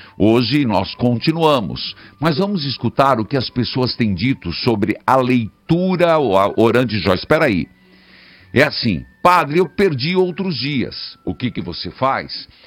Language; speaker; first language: Portuguese; native; Portuguese